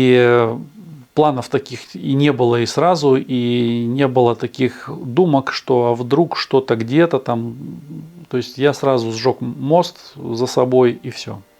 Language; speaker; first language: Russian; native; Russian